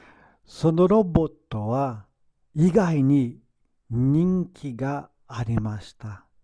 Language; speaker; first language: Japanese; non-native, fluent; Portuguese